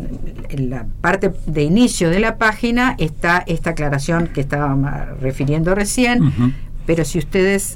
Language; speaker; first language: Spanish; native; Spanish